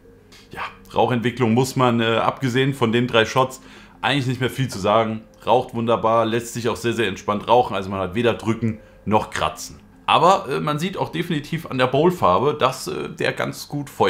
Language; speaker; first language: German; native; German